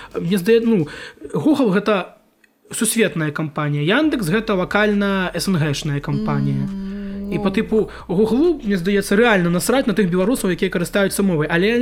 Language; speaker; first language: Belarusian; non-native, local second language; Russian